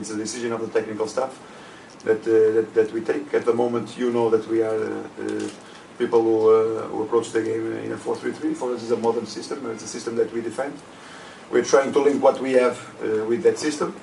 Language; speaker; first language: English; non-native, fluent; Portuguese